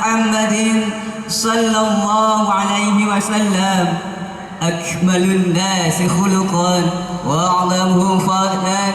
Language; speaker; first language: Arabic; non-native, learner; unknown